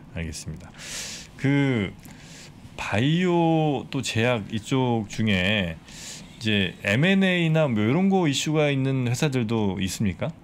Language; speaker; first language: Korean; native; Korean